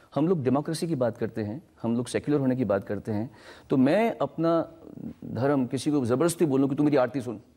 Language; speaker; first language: Hindi; native; Hindi